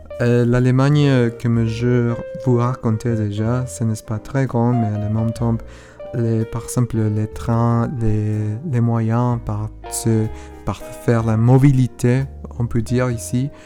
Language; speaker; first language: French; non-native, learner; Spanish